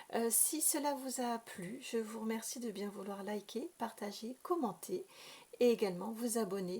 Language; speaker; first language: French; native; French